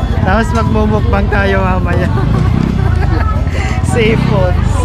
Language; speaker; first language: Filipino; native; Filipino